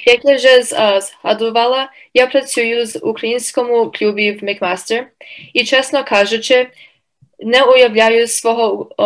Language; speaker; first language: Ukrainian; early bilingual, heritage; Ukrainian